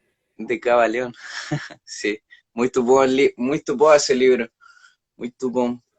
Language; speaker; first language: Portuguese; non-native, learner; Spanish